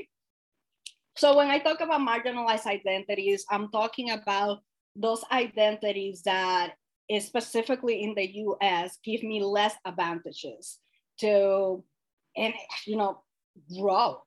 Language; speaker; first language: English; non-native, fluent; Spanish